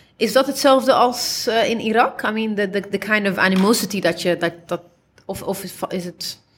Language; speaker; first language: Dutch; early bilingual, other home language; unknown